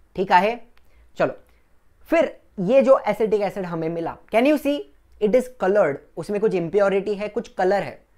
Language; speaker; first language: Hindi; non-native, local second language; Gujarati